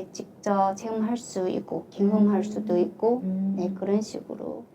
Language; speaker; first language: Korean; non-native, fluent; Chinese